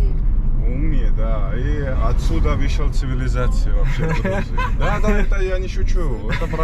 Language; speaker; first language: Russian; non-native, fluent; Georgian